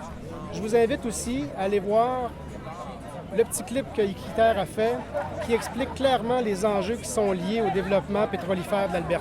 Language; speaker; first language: French; native; French